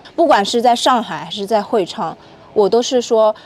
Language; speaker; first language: Chinese; native; Chinese